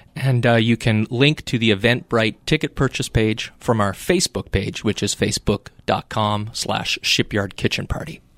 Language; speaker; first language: English; native; English